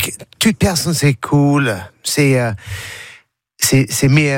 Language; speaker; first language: French; non-native, learner; English